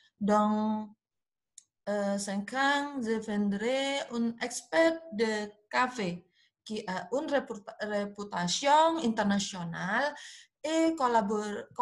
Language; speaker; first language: French; non-native, learner; Indonesian